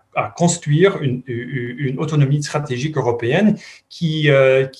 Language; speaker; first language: French; non-native, fluent; English